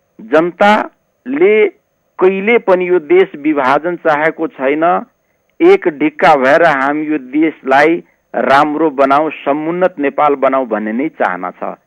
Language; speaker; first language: Nepali; non-native, local second language; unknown